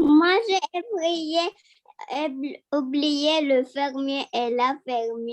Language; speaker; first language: French; non-native, learner; Arabic